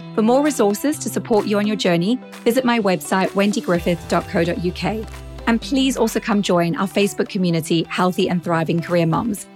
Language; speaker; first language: English; native; English